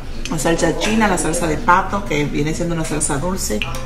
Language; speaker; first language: Spanish; early bilingual, heritage; Spanish